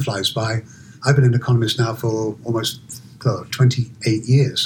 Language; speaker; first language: English; native; English